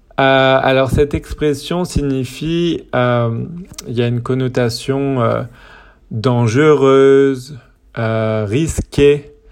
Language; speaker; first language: French; native; French